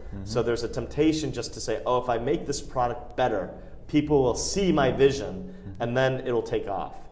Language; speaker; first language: English; native; English